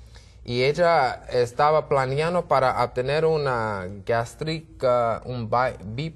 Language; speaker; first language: Spanish; non-native, learner; English